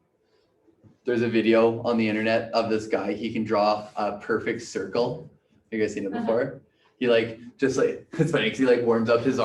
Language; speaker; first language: English; native; English